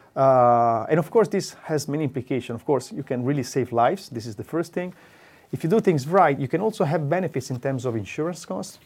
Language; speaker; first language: English; non-native, fluent; Italian